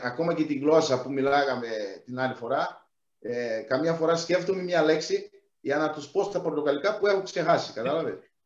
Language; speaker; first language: Greek; non-native, fluent; Portuguese